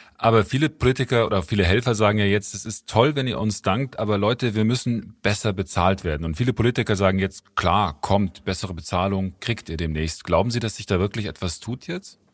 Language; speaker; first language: German; native; German